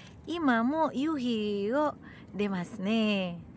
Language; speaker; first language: Japanese; non-native, learner; Indonesian